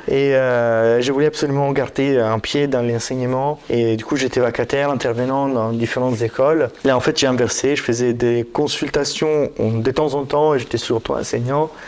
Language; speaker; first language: French; non-native, fluent; Italian